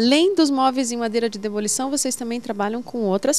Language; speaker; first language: Portuguese; native; Portuguese